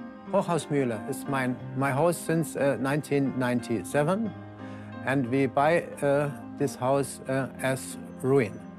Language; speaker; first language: English; non-native, learner; German